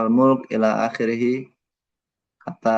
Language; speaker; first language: Arabic; non-native, fluent; Indonesian